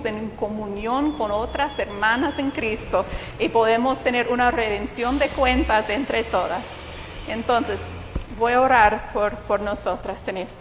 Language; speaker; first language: Spanish; non-native, fluent; English